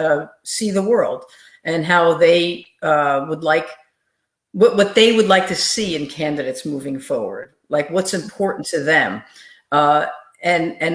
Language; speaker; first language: English; native; English